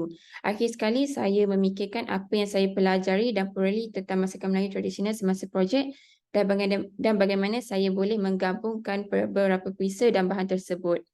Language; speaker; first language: Malay; native; Malay